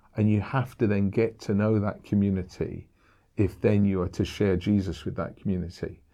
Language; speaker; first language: English; native; English